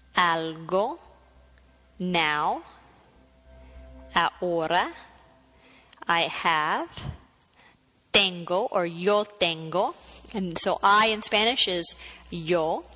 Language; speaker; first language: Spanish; non-native, fluent; English